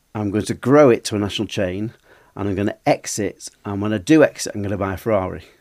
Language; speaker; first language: English; native; English